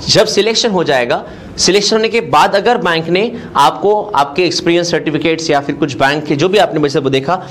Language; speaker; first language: Hindi; non-native, local second language; Marathi